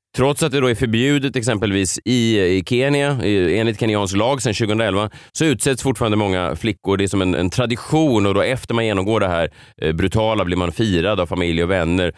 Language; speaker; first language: Swedish; native; Swedish